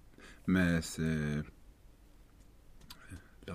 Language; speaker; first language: French; non-native, learner; Swedish